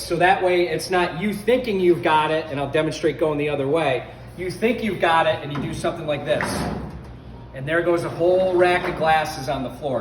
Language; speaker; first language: English; native; English